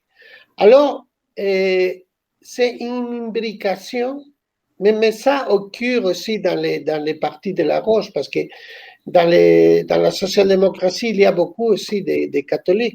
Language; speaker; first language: French; non-native, fluent; Spanish